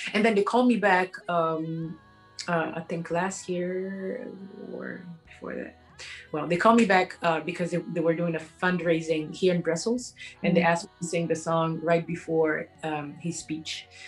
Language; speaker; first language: English; non-native, fluent; French